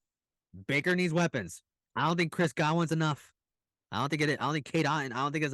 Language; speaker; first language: English; native; English